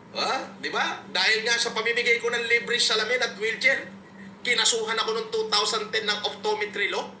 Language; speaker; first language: Filipino; native; Filipino